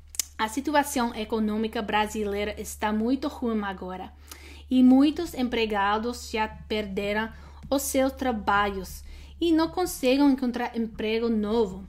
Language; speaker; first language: Portuguese; non-native, learner; English